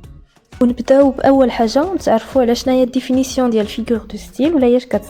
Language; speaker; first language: Arabic; native; Arabic